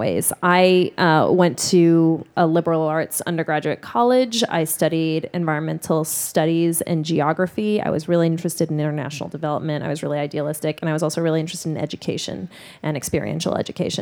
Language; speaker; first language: English; native; English